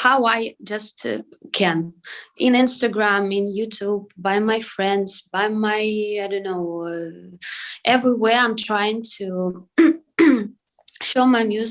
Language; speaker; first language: English; non-native, learner; Ukrainian